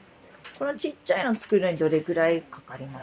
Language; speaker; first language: Japanese; non-native, fluent; English